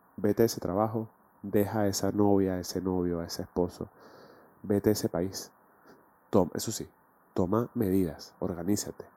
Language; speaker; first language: Spanish; native; Spanish